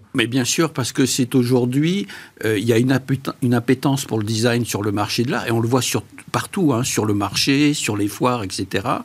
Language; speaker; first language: French; native; French